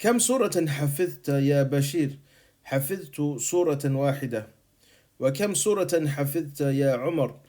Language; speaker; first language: Arabic; non-native, fluent; English